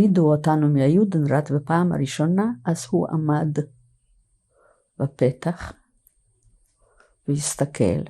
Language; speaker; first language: Hebrew; non-native, fluent; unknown